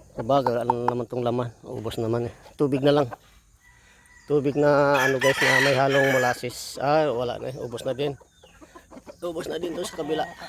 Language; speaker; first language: Filipino; native; Filipino